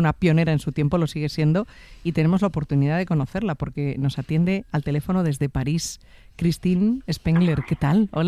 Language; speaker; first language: Spanish; native; Spanish